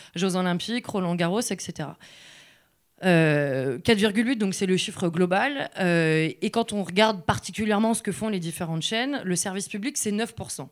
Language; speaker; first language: French; native; French